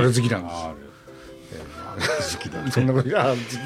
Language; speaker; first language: Japanese; native; Japanese